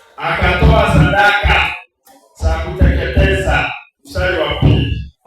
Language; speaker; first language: Swahili; non-native, local second language; Gusii